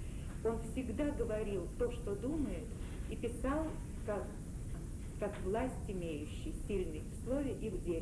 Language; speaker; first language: Russian; native; Russian